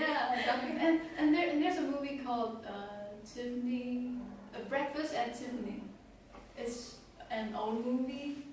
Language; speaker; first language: English; non-native, learner; Chinese